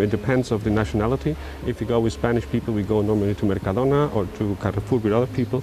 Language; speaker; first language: English; non-native, fluent; Spanish